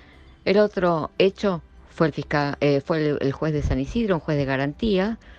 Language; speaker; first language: Spanish; native; Spanish